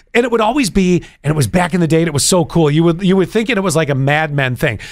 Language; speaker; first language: English; native; English